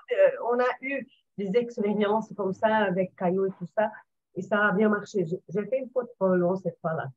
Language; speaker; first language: French; non-native, fluent; Portuguese